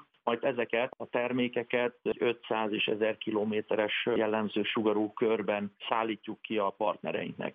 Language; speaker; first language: Hungarian; native; Hungarian